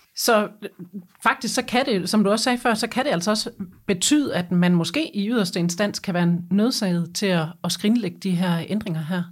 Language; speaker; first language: Danish; native; Danish